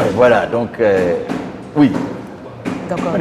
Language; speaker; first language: French; non-native, fluent; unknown